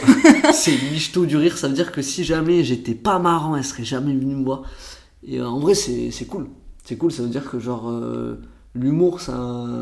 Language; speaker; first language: French; early bilingual, other home language; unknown